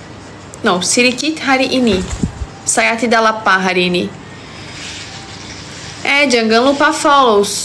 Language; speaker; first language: Indonesian; non-native, learner; Portuguese